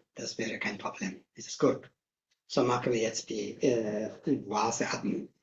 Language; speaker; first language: German; non-native, learner; Tibetan